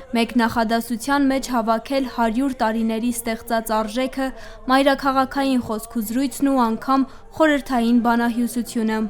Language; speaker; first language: Armenian; native; Armenian